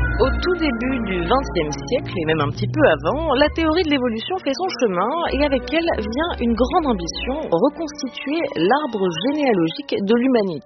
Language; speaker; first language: French; native; French